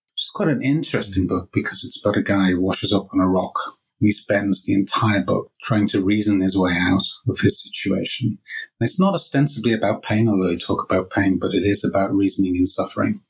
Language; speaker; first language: English; native; English